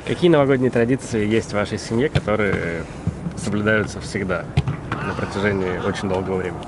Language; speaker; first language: Russian; native; Russian